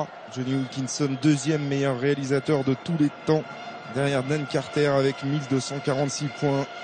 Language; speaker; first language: French; native; French